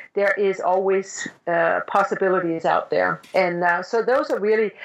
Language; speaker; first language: English; non-native, fluent; Danish